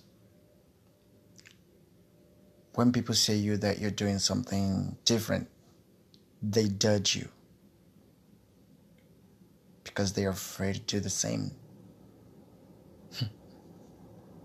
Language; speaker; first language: English; non-native, learner; Portuguese